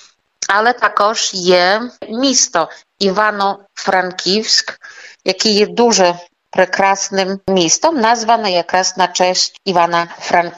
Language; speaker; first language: Ukrainian; early bilingual, heritage; Ukrainian